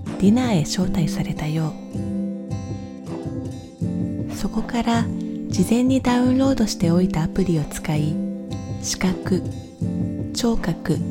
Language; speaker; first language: Japanese; native; Japanese